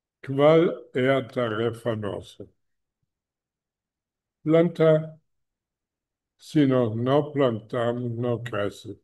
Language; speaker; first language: Portuguese; non-native, fluent; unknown